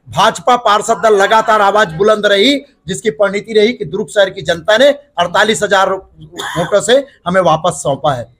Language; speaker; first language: Hindi; native; Hindi